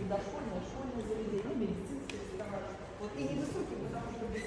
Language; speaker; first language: Russian; native; Russian